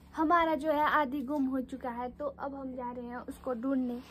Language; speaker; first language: Hindi; native; Hindi